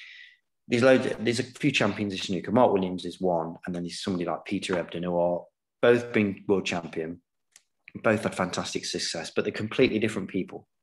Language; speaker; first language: English; native; English